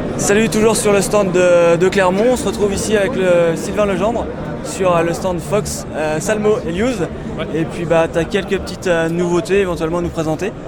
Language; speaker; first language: French; native; French